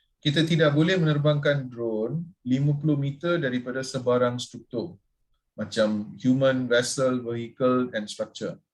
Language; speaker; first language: Malay; non-native, local second language; Tamil